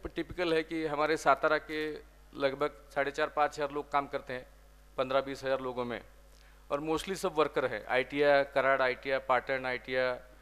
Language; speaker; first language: Hindi; non-native, local second language; Marathi